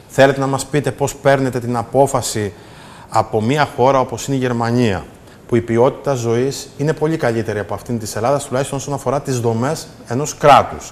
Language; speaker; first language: Greek; native; Greek